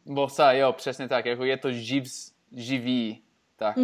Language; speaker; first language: Czech; non-native, learner; English